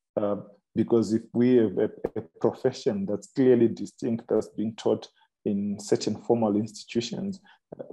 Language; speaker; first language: English; non-native, local second language; Shona